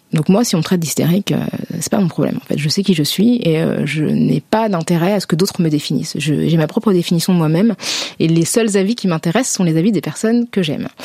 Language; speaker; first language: French; native; French